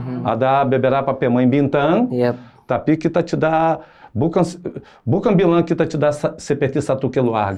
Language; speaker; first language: Indonesian; non-native, fluent; Portuguese